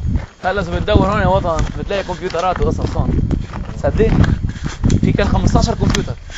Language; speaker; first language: Arabic; native; Arabic